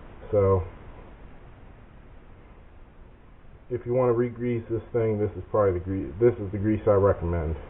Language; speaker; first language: English; native; English